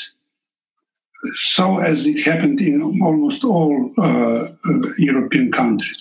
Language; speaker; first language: English; non-native, fluent; Slovenian